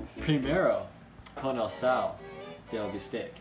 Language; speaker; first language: Spanish; non-native, learner; English